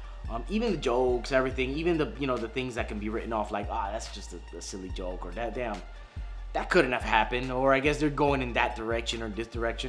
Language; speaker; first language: English; native; English